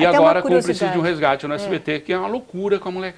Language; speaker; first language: Portuguese; native; Portuguese